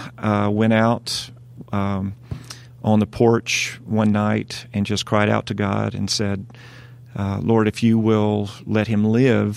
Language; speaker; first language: English; native; English